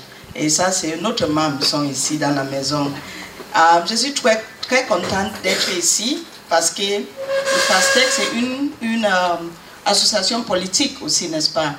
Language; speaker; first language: French; non-native, learner; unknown